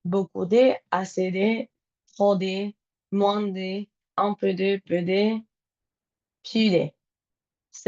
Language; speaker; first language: French; non-native, fluent; Spanish